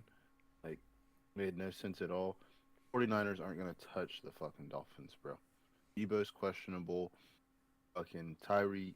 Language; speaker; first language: English; native; English